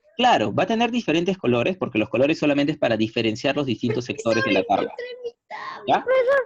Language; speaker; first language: Spanish; native; Spanish